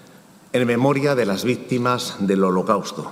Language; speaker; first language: Spanish; native; Spanish